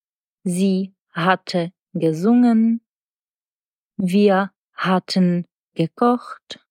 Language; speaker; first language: German; non-native, fluent; Czech